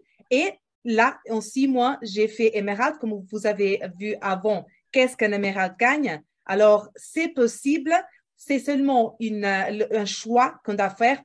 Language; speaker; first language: French; non-native, fluent; Portuguese